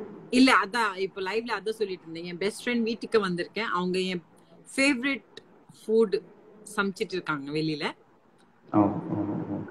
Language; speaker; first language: Tamil; non-native, local second language; Assamese